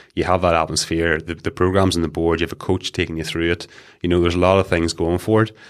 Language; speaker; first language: English; native; English